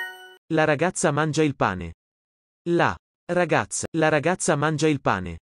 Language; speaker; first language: Italian; non-native, learner; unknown